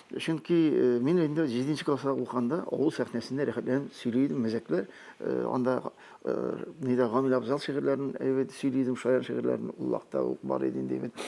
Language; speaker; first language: Tatar; native; Tatar